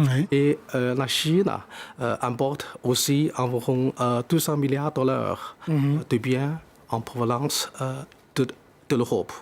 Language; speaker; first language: French; non-native, fluent; Chinese